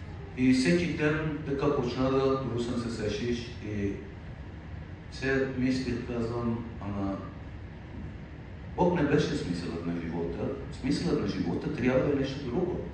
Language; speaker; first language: Bulgarian; non-native, fluent; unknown